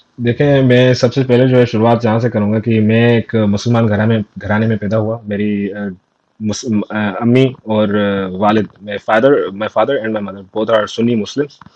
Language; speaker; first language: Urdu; non-native, local second language; Sindhi